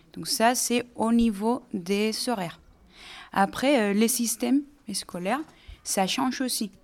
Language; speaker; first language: French; non-native, fluent; Spanish